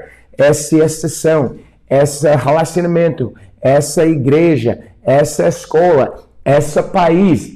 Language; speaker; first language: Portuguese; non-native, fluent; English